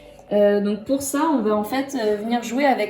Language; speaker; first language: French; native; French